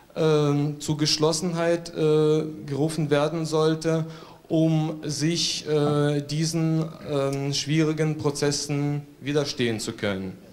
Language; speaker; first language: German; non-native, fluent; Russian